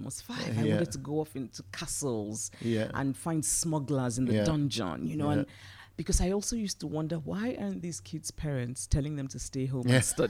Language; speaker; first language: English; non-native, local second language; Igbo